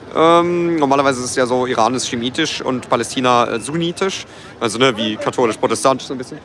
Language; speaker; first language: German; native; German